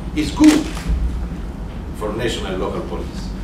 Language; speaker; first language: English; non-native, learner; Italian